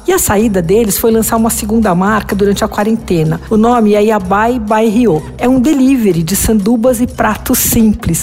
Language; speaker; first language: Portuguese; native; Portuguese